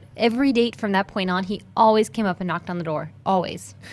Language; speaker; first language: English; native; English